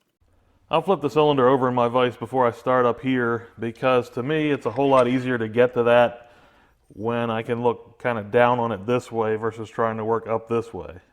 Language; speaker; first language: English; native; English